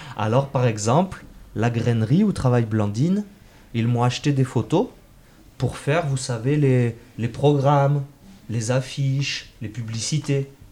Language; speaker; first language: French; native; French